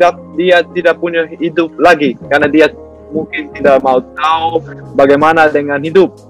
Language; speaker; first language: Indonesian; non-native, learner; Dutch